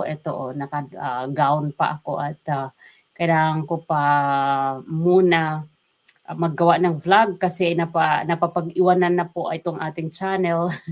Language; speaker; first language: Filipino; non-native, local second language; Waray